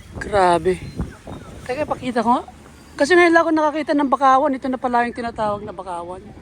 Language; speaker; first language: Filipino; native; Filipino